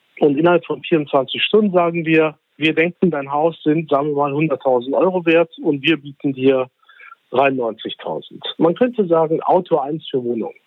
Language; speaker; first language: German; early bilingual, other home language; Turkish